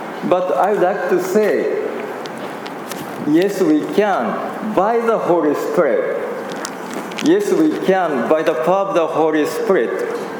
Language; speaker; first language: English; non-native, fluent; Japanese